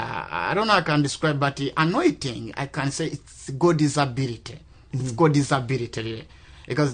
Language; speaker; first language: English; non-native, local second language; Kinyarwanda